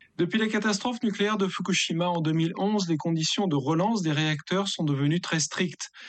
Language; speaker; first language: French; native; French